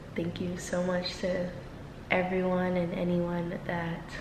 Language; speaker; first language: English; native; English